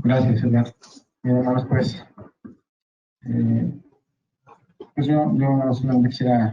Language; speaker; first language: Spanish; native; Spanish